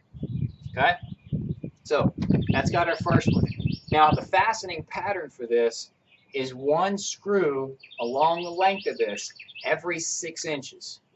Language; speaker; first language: English; native; English